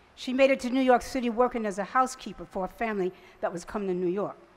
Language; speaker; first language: English; native; English